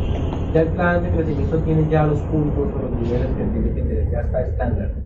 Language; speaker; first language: Spanish; native; Spanish